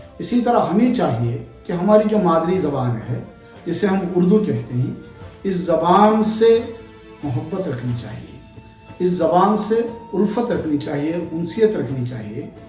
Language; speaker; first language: Urdu; native; Urdu